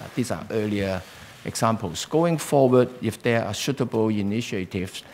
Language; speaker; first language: English; non-native, local second language; Chinese